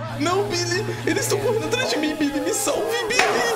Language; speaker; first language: Portuguese; native; Portuguese